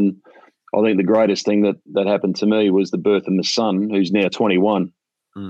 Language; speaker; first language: English; native; English